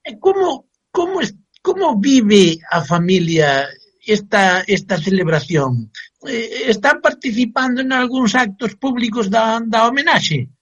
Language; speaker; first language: Galician; native; Galician